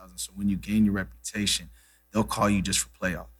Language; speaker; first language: English; early bilingual, other home language; Portuguese